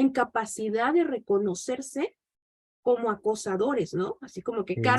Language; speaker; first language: Spanish; native; Spanish